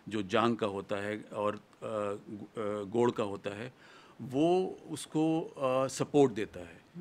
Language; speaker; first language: Hindi; native; Hindi